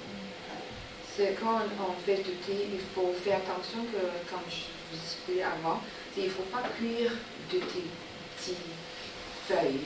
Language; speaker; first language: French; non-native, learner; Chinese